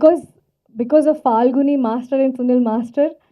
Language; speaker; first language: Telugu; non-native, fluent; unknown